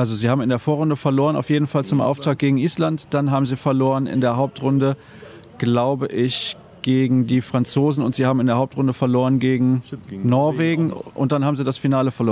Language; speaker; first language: German; native; German